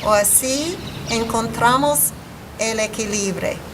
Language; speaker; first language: Spanish; non-native, fluent; English